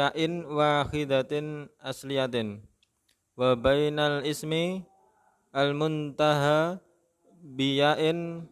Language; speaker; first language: Arabic; non-native, learner; Indonesian